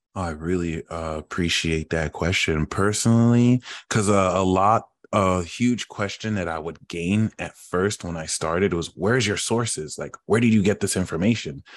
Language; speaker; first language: English; early bilingual, other home language; Yoruba